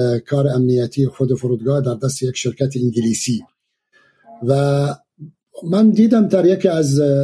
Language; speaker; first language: Persian; non-native, fluent; Arabic